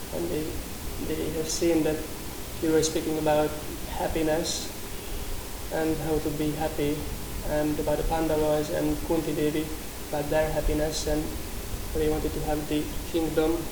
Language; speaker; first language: English; non-native, fluent; Hungarian